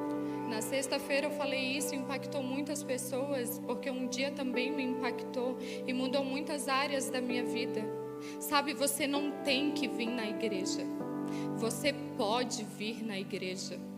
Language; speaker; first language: Portuguese; native; Portuguese